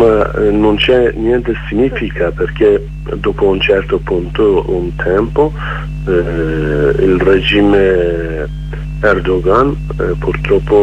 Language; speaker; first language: Italian; non-native, learner; Kurdish